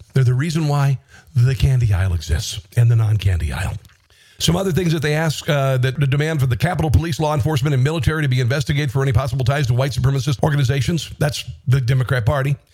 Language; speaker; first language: English; native; English